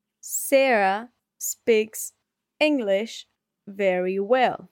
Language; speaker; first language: English; non-native, learner; Spanish